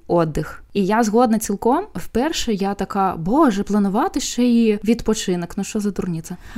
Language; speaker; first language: Ukrainian; non-native, local second language; Russian